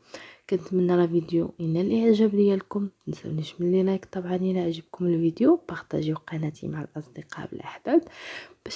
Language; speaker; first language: Arabic; native; Arabic